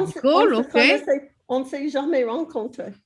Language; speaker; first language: French; non-native, fluent; English